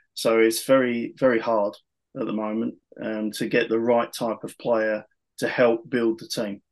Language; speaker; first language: English; native; English